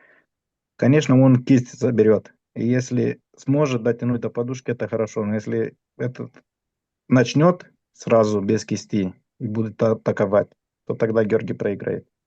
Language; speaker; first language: Russian; non-native, fluent; Romanian